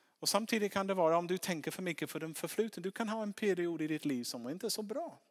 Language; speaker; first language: Swedish; non-native, fluent; English